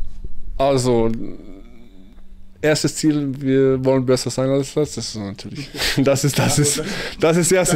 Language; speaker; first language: German; early bilingual, other home language; Bosnian